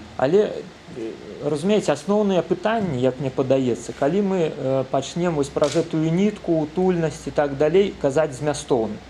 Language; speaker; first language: Belarusian; native; Belarusian